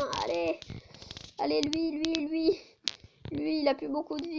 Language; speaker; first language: French; native; French